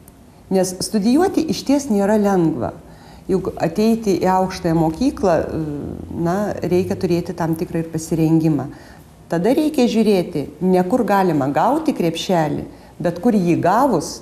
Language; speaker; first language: Lithuanian; native; Lithuanian